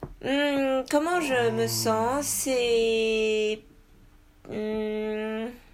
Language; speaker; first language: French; non-native, fluent; Japanese